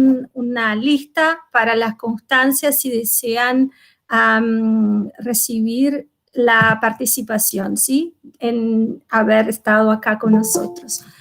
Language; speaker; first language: Spanish; non-native, fluent; Portuguese